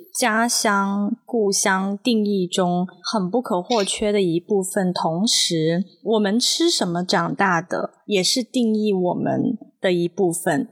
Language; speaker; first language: Chinese; native; Chinese